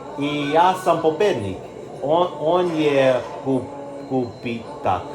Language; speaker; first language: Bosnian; early bilingual, heritage; Bosnian